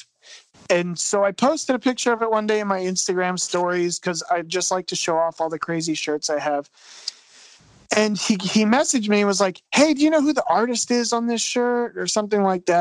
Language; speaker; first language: English; native; English